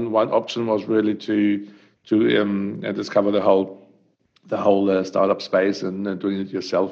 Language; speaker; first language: English; non-native, fluent; German